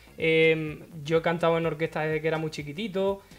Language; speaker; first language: Spanish; native; Spanish